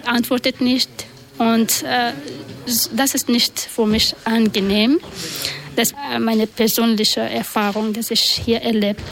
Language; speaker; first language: German; non-native, learner; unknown